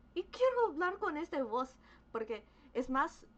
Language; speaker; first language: Spanish; early bilingual, other home language; English